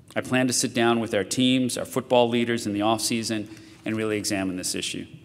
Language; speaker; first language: English; native; English